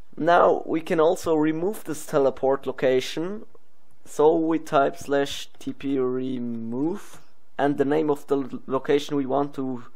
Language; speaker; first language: English; non-native, learner; Swiss German